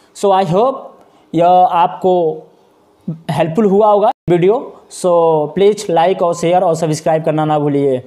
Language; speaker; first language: Hindi; native; Hindi